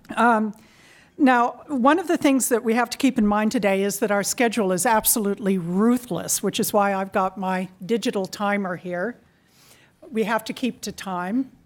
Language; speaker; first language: English; native; English